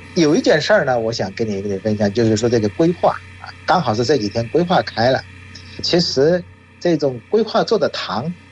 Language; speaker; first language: Chinese; non-native, fluent; Bangla